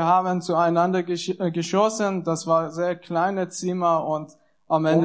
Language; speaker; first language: German; non-native, learner; Persian